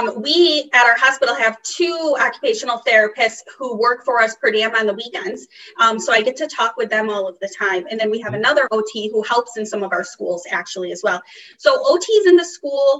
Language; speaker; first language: English; native; English